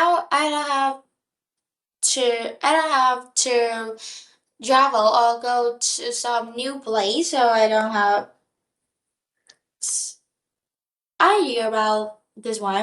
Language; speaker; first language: English; non-native, learner; Vietnamese